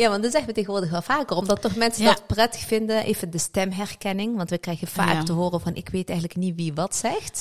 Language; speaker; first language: Dutch; early bilingual, other home language; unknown